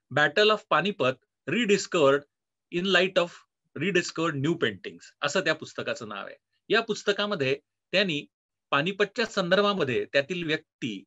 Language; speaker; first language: Marathi; native; Marathi